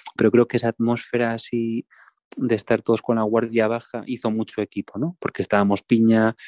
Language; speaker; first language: Spanish; native; Spanish